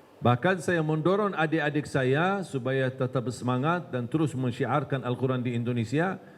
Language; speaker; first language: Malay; non-native, fluent; Arabic